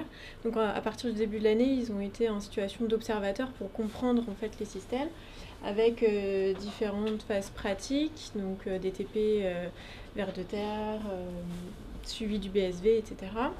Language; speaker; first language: French; native; French